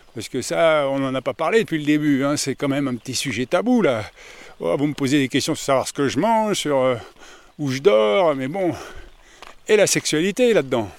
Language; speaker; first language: French; native; French